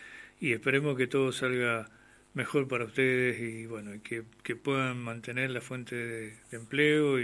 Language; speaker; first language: Spanish; native; Spanish